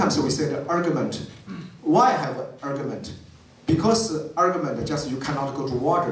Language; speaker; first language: English; non-native, learner; Chinese